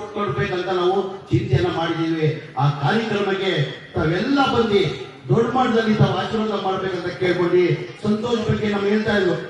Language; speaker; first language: Kannada; non-native, local second language; Urdu